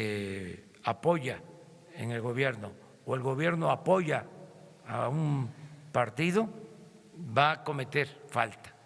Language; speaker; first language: Spanish; native; Spanish